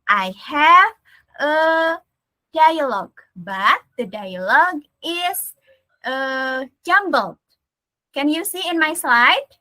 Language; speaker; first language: English; non-native, learner; Indonesian